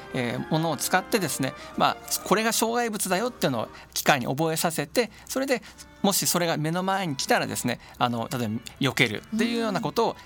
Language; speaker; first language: Japanese; native; Japanese